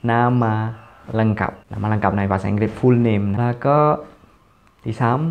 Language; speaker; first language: Thai; non-native, fluent; Indonesian